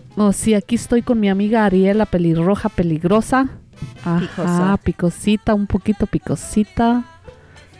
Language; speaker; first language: Spanish; native; Spanish